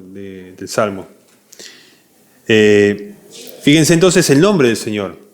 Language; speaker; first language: Spanish; native; Spanish